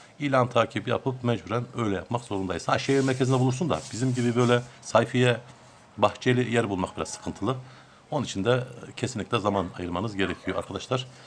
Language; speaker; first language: Turkish; native; Turkish